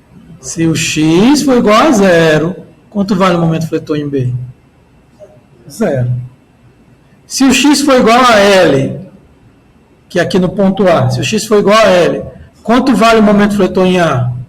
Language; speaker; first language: Portuguese; native; Portuguese